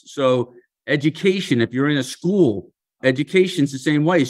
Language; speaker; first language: English; native; English